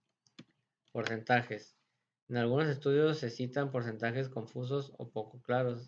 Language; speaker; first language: Spanish; native; Spanish